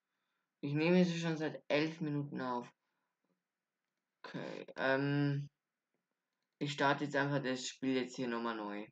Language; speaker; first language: German; native; German